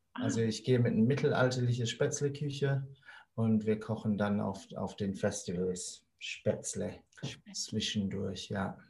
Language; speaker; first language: German; non-native, fluent; English